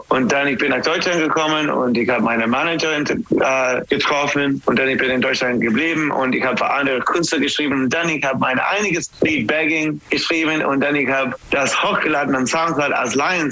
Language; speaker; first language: German; non-native, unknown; English